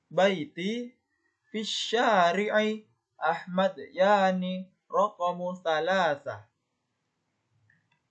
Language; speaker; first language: Arabic; non-native, fluent; Indonesian